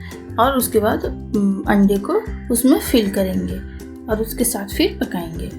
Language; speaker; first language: Hindi; native; Hindi